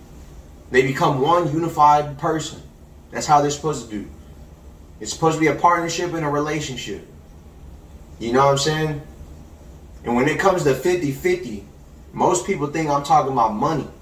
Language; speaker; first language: English; native; English